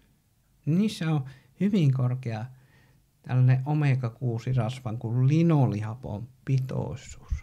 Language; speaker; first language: Finnish; native; Finnish